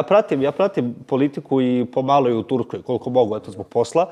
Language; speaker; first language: Bosnian; native; Bosnian